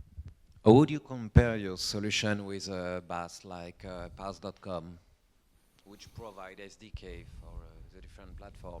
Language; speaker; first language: English; non-native, fluent; French